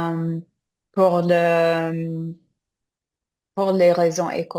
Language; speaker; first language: French; non-native, fluent; English